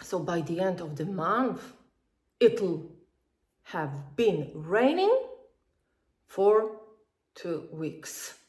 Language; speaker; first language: English; non-native, fluent; Polish